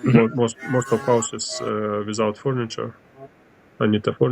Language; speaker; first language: English; non-native, learner; Ukrainian